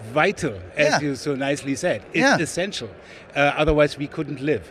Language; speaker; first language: English; non-native, fluent; German